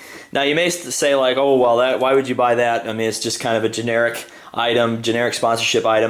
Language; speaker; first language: English; native; English